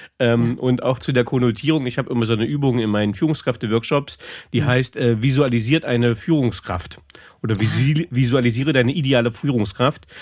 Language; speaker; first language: German; native; German